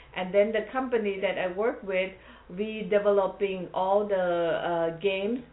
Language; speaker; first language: English; non-native, fluent; Thai